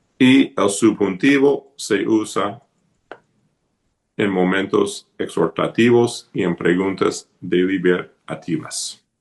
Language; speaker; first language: Spanish; non-native, fluent; English